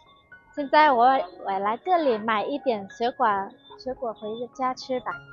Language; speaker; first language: Chinese; non-native, fluent; Vietnamese